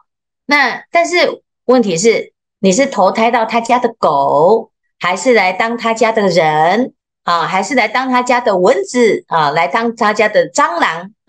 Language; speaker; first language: Chinese; native; Chinese